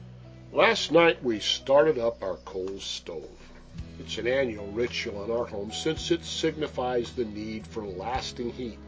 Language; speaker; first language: English; native; English